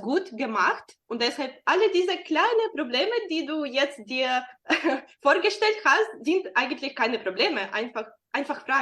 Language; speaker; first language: German; non-native, fluent; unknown